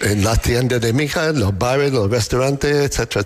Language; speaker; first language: Spanish; non-native, learner; English